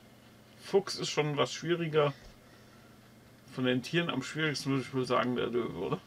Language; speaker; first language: German; native; German